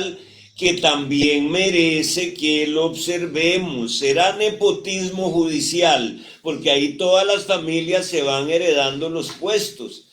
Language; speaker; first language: Spanish; native; Spanish